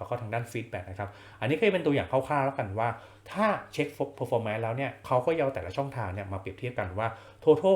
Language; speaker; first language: Thai; native; Thai